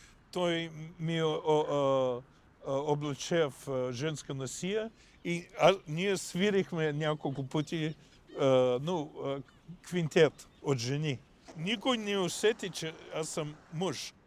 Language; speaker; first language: Bulgarian; non-native, fluent; English